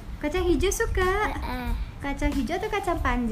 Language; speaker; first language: Indonesian; native; Indonesian